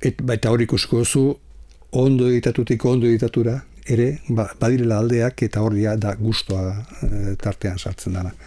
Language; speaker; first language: Basque; non-native, local second language; Spanish